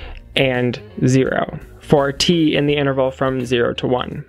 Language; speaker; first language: English; native; English